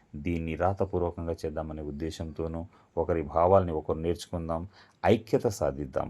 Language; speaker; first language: Telugu; non-native, local second language; Lambadi